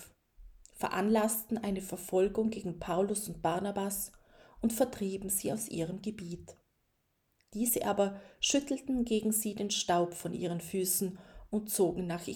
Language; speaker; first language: German; native; German